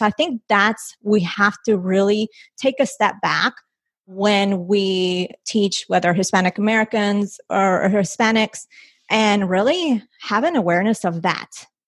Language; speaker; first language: English; early bilingual, other home language; Spanish